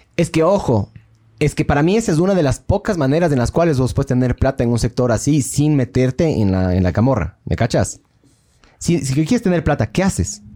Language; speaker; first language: Spanish; native; Spanish